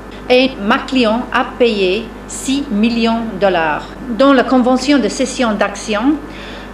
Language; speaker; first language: French; non-native, fluent; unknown